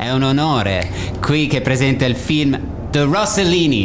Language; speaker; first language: Italian; native; Italian